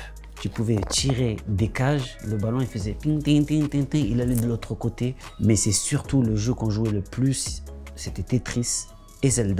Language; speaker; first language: French; native; French